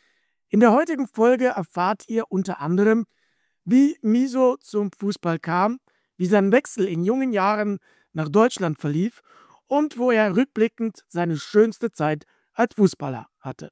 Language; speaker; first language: German; native; German